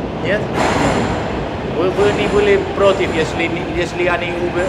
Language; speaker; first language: Russian; non-native, learner; Dutch